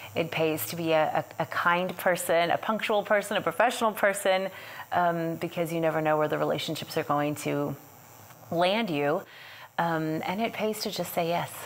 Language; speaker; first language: English; native; English